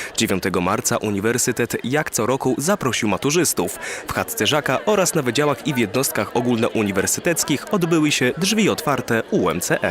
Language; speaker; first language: Polish; native; Polish